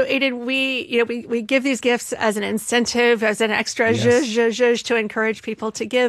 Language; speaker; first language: English; native; English